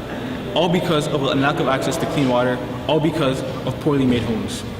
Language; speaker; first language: English; early bilingual, other home language; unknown